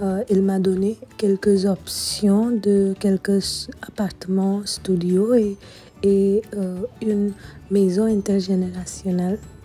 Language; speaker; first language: French; non-native, learner; Hindi